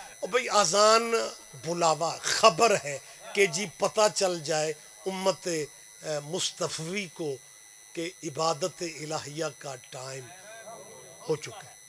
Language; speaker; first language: Urdu; non-native, local second language; Punjabi